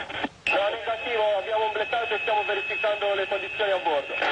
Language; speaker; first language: Italian; native; Italian